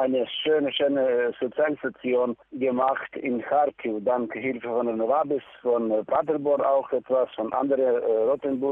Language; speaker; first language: German; non-native, fluent; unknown